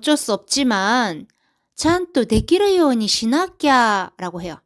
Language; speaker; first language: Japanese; non-native, fluent; Korean